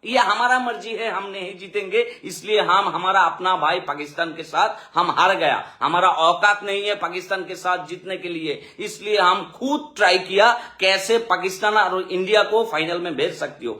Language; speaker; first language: Hindi; non-native, learner; Bangla